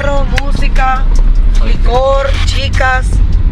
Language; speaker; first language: Spanish; native; Spanish